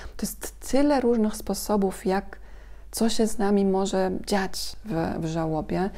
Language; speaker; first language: Polish; non-native, fluent; German